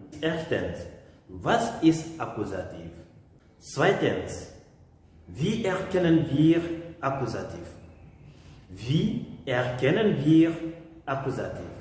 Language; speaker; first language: German; non-native, fluent; French